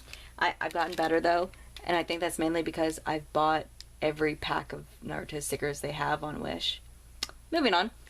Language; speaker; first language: English; native; English